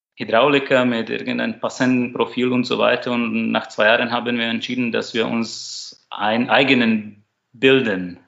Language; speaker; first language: German; non-native, fluent; Slovak